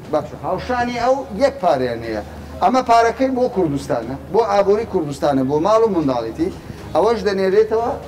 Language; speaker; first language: Central Kurdish; native; Central Kurdish